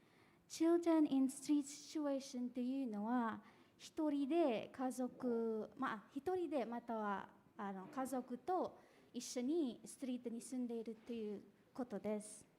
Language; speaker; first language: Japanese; non-native, fluent; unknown